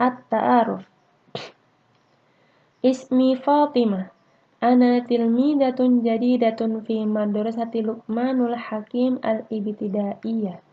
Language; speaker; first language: Arabic; non-native, fluent; Indonesian